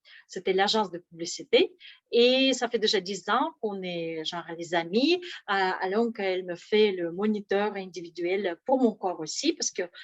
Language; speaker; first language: French; non-native, fluent; Russian